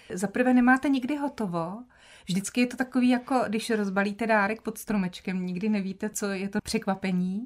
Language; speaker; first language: Czech; native; Czech